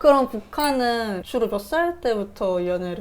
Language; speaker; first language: Korean; native; Korean